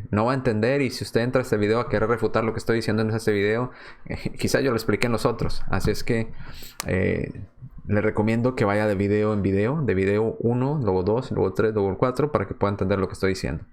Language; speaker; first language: Spanish; native; Spanish